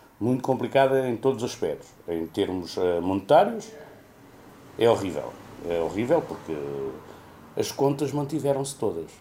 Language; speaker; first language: Portuguese; native; Portuguese